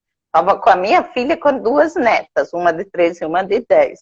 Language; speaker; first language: Portuguese; non-native, fluent; Arabic